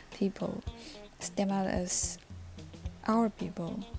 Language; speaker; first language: English; non-native, fluent; Chinese